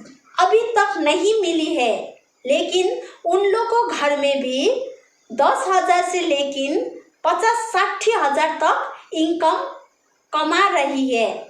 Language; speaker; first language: Hindi; non-native, local second language; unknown